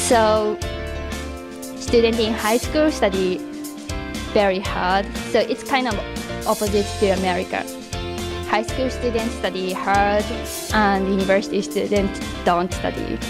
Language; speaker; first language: English; non-native, fluent; Japanese